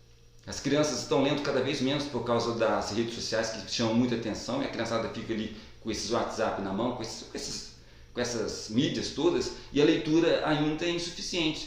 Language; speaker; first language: Portuguese; native; Portuguese